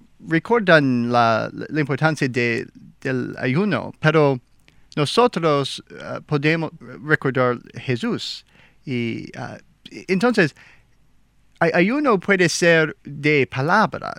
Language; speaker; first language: Spanish; non-native, learner; English